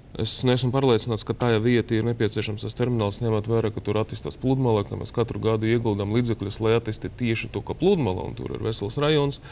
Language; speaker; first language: Latvian; non-native, local second language; Russian